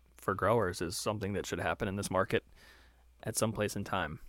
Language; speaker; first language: English; native; English